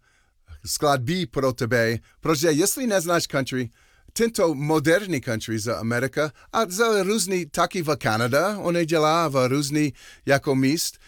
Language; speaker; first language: Czech; non-native, learner; English